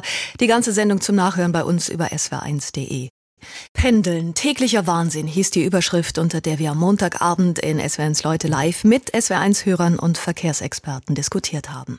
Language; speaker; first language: German; native; German